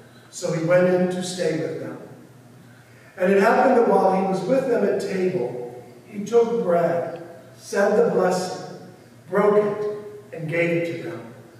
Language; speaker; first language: English; native; English